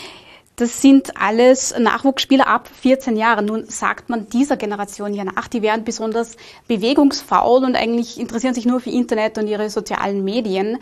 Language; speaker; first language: German; native; German